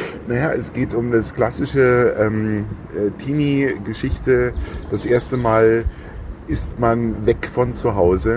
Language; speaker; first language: German; native; German